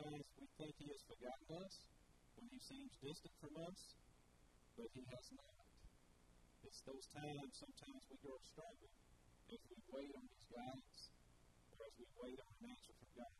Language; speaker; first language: English; native; English